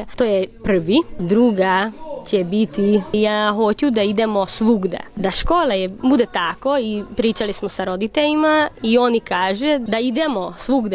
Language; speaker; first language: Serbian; non-native, local second language; Hungarian